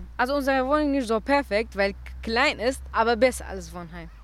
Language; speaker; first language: German; non-native, fluent; Arabic